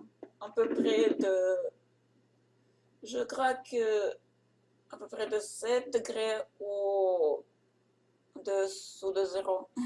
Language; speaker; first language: French; non-native, learner; Russian